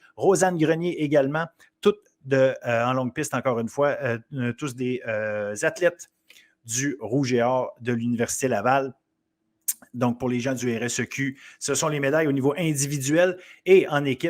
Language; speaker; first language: French; native; French